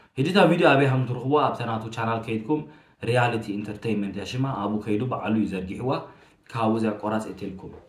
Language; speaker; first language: Tigrinya; early bilingual, heritage; Tigrinya